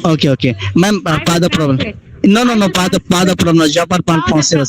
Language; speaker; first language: French; non-native, learner; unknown